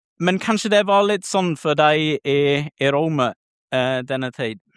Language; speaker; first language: Norwegian; non-native, learner; English